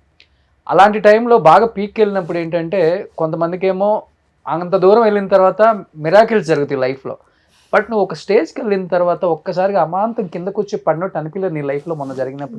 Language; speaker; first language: Telugu; native; Telugu